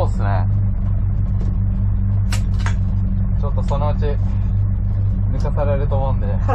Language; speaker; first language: Japanese; native; Japanese